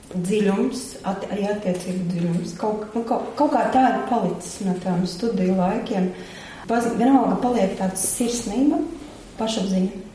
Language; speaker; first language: Latvian; native; Latvian